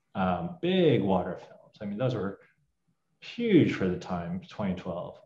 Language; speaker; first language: English; native; English